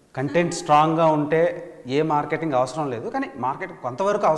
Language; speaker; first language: Telugu; native; Telugu